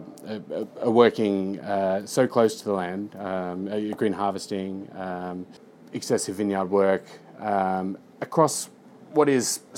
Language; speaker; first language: English; native; English